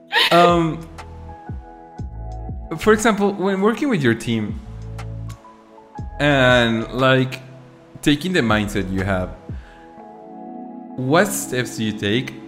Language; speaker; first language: English; non-native, fluent; Spanish